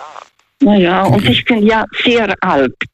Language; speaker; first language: German; non-native, fluent; Russian